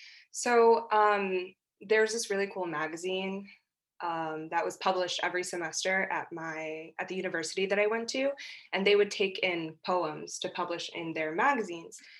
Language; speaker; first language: English; early bilingual, other home language; Portuguese